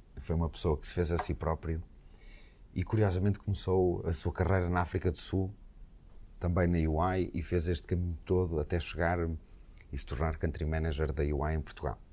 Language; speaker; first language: Portuguese; native; Portuguese